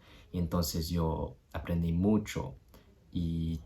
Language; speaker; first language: Spanish; non-native, learner; English